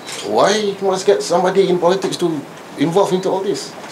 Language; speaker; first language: English; non-native, local second language; Malay